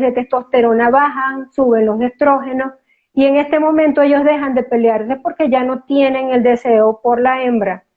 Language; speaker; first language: Spanish; native; Spanish